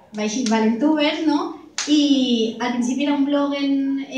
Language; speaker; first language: Catalan; non-native, local second language; Spanish